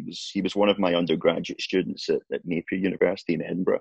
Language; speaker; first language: English; native; English